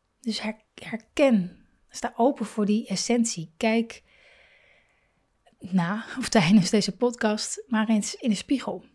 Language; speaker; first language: Dutch; native; Dutch